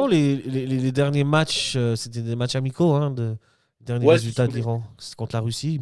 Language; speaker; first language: French; native; French